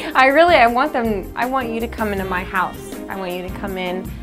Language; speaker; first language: English; native; English